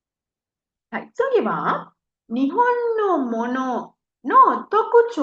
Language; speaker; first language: Japanese; non-native, fluent; Sinhala